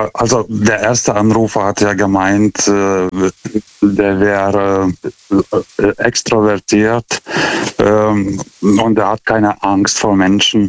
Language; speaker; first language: German; non-native, fluent; Lithuanian